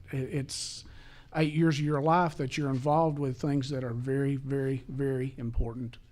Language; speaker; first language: English; native; English